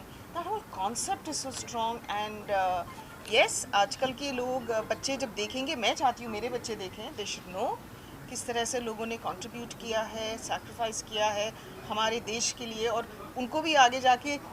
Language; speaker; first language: Hindi; native; Hindi